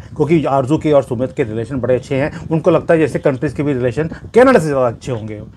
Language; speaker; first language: Hindi; native; Hindi